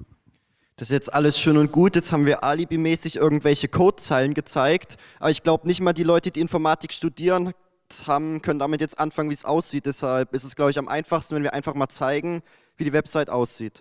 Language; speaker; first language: German; native; German